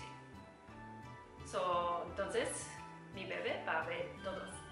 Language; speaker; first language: Spanish; non-native, learner; Japanese